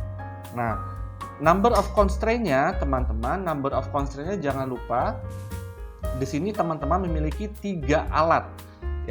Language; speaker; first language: Indonesian; native; Indonesian